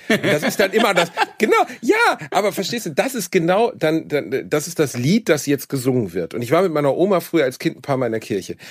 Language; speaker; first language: German; native; German